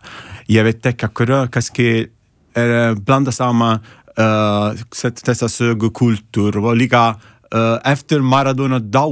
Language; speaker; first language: Icelandic; non-native, learner; Italian